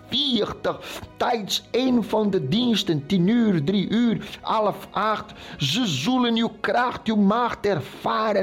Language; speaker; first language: Dutch; non-native, local second language; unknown